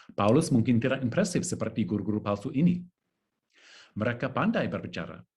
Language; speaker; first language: Indonesian; non-native, learner; English